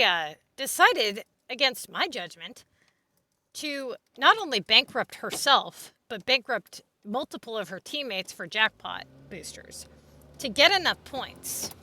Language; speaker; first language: English; native; English